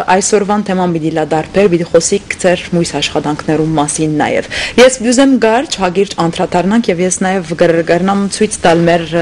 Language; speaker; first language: Armenian; native; Armenian